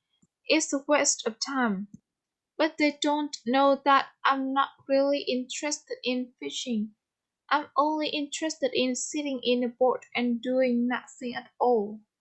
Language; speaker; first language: English; non-native, fluent; Vietnamese